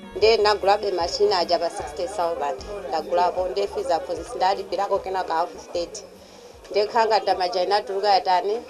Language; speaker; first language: Nyanja; non-native, local second language; Tumbuka